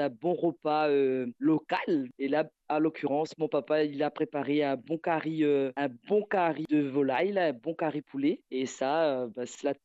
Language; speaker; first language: French; native; French